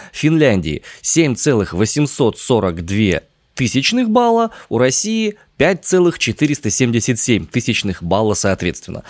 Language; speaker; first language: Russian; native; Russian